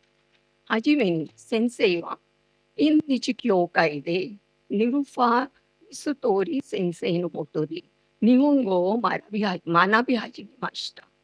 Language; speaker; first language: Japanese; non-native, fluent; Marathi